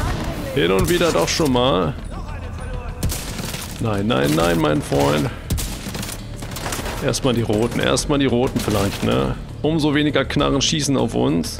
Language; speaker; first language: German; native; German